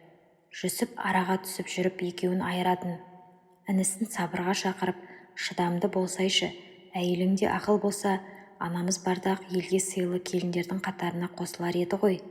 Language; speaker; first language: Kazakh; native; Kazakh